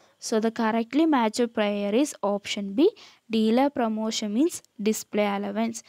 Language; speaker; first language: English; non-native, local second language; Malayalam